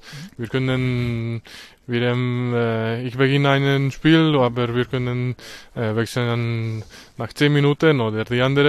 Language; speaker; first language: German; non-native, learner; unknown